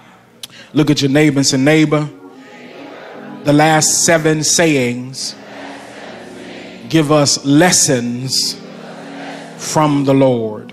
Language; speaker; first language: English; native; English